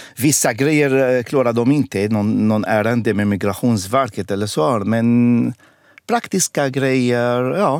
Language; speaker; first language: Swedish; non-native, fluent; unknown